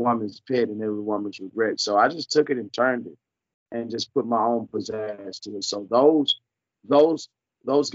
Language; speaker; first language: English; native; English